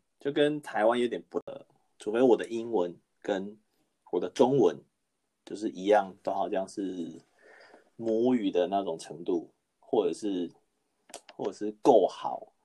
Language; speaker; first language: Chinese; native; Chinese